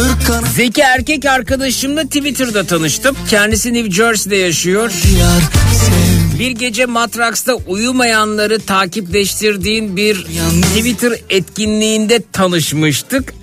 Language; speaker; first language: Turkish; native; Turkish